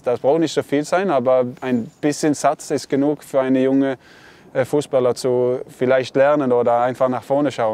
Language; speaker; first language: German; non-native, fluent; Norwegian